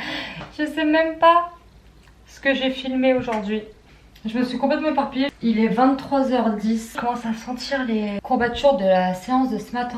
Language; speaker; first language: French; native; French